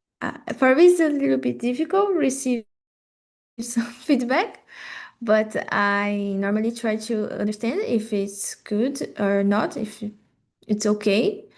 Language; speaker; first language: English; non-native, learner; Portuguese